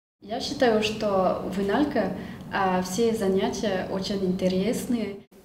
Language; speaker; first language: Russian; non-native, fluent; French